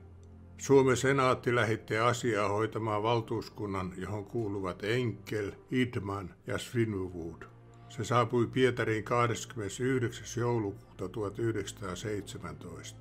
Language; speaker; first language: Finnish; native; Finnish